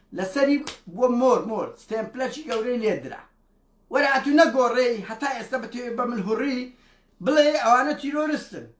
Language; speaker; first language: Central Kurdish; native; Central Kurdish